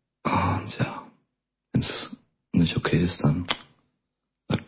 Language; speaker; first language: German; native; German